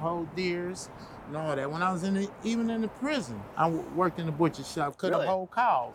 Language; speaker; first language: English; native; English